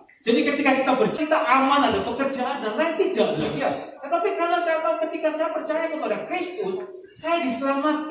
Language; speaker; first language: Indonesian; native; Indonesian